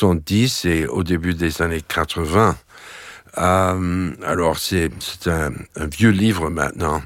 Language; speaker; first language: French; non-native, fluent; English